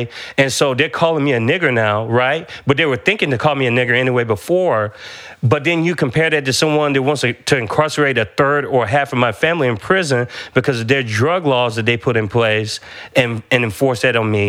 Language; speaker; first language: English; native; English